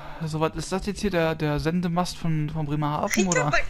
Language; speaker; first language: German; native; German